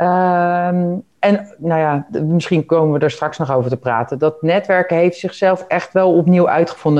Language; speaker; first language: Dutch; native; Dutch